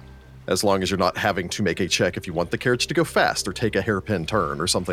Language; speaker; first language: English; native; English